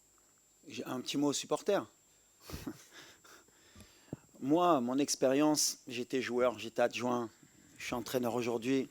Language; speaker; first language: French; native; French